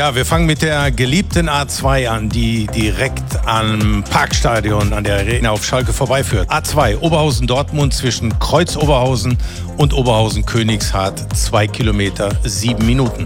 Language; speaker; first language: German; native; German